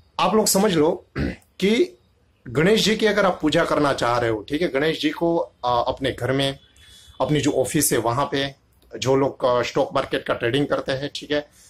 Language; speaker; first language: Hindi; non-native, local second language; Gujarati